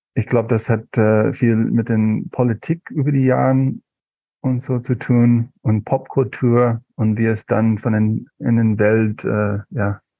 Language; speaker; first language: German; non-native, fluent; English